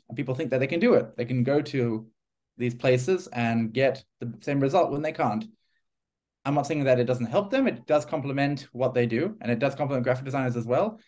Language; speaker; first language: English; native; English